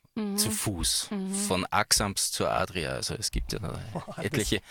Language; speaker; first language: German; native; German